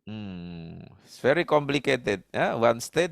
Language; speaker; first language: English; non-native, learner; Indonesian